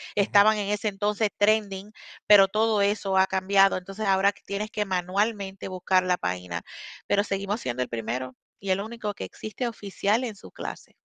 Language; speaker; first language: Spanish; non-native, local second language; English